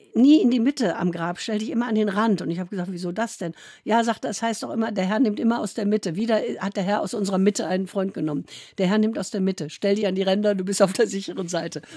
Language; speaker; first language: German; native; German